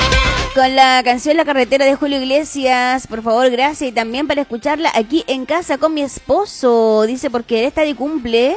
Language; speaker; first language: Spanish; native; Spanish